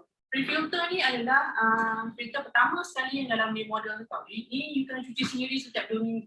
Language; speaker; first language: Malay; native; Malay